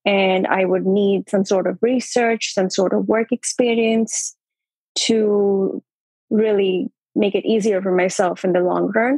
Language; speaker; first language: English; non-native, local second language; Urdu